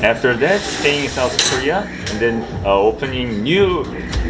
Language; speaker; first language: English; non-native, learner; Korean